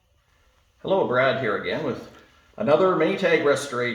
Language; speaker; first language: English; native; English